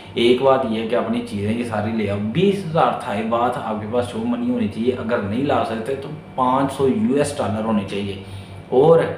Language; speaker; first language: Urdu; non-native, local second language; Punjabi